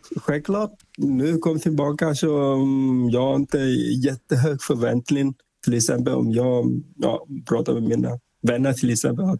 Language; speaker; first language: Swedish; non-native, fluent; Vietnamese